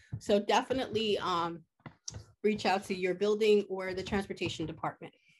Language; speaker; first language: English; early bilingual, other home language; Spanish